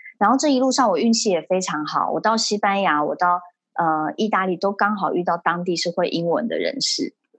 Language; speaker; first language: Chinese; early bilingual, heritage; Chinese